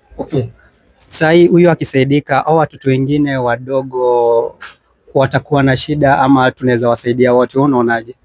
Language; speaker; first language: Swahili; native; Swahili